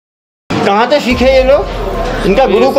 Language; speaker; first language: Hindi; native; Hindi